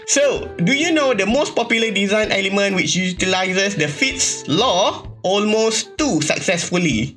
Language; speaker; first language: English; non-native, local second language; Malay